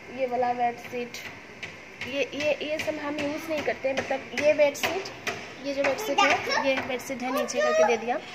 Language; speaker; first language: Hindi; non-native, local second language; Bangla